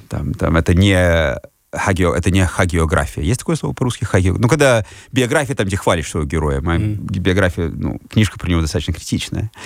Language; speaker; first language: Russian; non-native, fluent; Lithuanian